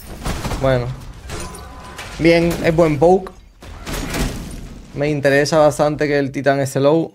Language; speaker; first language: Spanish; native; Spanish